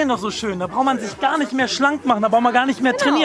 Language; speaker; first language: German; native; German